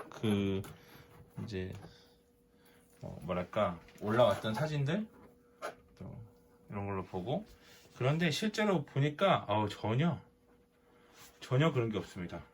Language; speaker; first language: Korean; native; Korean